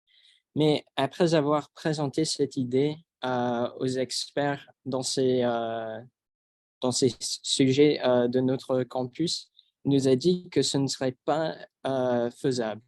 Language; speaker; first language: French; non-native, fluent; English